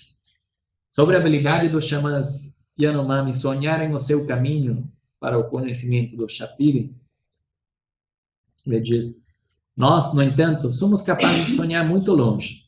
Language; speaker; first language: Portuguese; non-native, fluent; Spanish